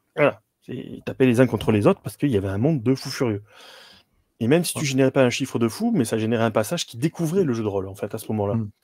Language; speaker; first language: French; native; French